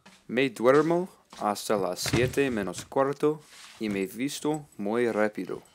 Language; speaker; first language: Spanish; non-native, learner; English